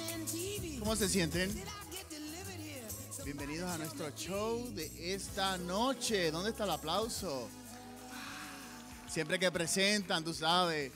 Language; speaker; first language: Spanish; native; Spanish